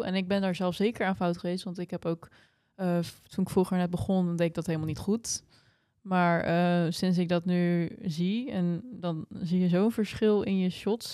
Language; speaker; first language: Dutch; native; Dutch